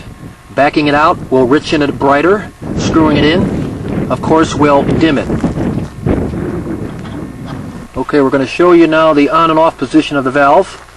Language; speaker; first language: English; native; English